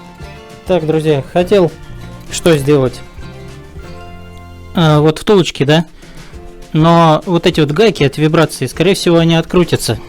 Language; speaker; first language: Russian; native; Russian